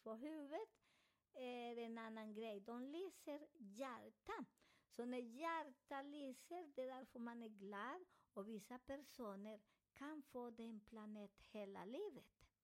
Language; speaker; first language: Swedish; non-native, learner; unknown